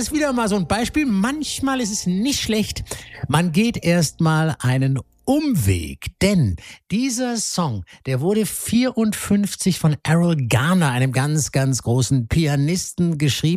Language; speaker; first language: German; native; German